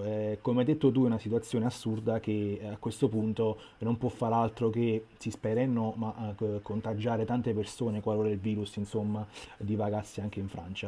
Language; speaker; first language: Italian; native; Italian